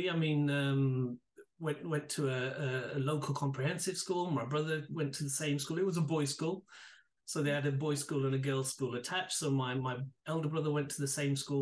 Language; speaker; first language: English; native; English